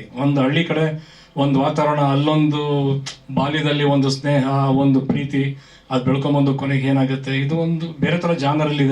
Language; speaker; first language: Kannada; native; Kannada